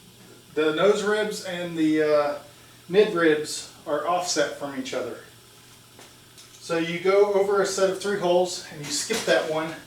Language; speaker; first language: English; native; English